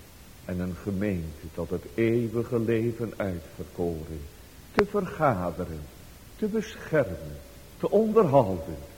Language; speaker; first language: Dutch; native; Dutch